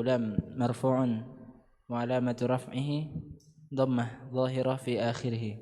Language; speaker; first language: Arabic; non-native, learner; Indonesian